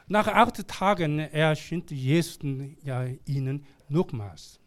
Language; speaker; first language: German; non-native, learner; Korean